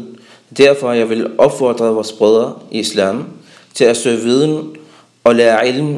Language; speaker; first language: Danish; early bilingual, other home language; Arabic